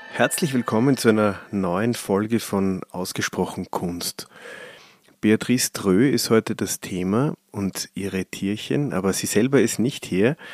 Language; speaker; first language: German; native; German